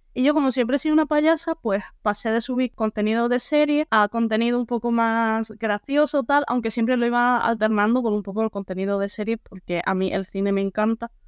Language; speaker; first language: Spanish; native; Spanish